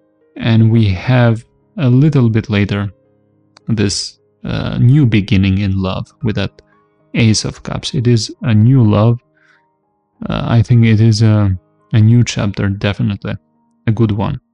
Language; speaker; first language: English; non-native, fluent; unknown